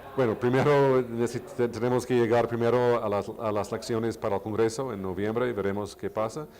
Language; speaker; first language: Spanish; non-native, fluent; English